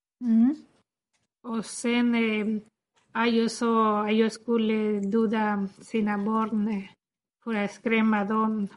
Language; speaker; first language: Swedish; non-native, learner; Spanish